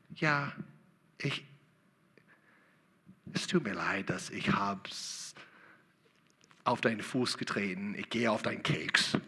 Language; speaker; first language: German; non-native, learner; English